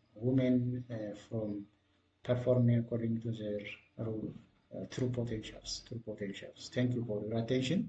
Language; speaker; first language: English; non-native, local second language; Amharic